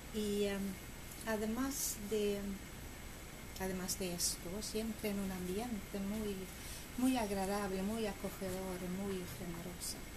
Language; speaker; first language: Spanish; non-native, fluent; Swedish